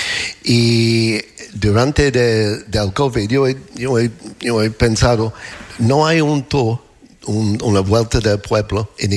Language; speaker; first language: Spanish; non-native, learner; English